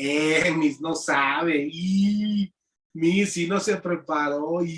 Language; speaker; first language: Spanish; native; Spanish